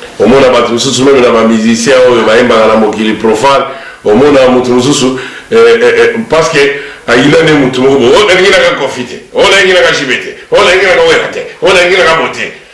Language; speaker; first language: Lingala; non-native, local second language; Kongo